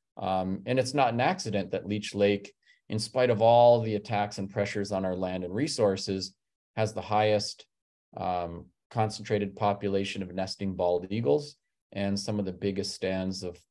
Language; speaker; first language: English; native; English